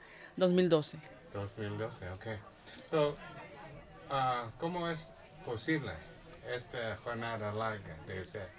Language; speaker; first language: Spanish; non-native, learner; English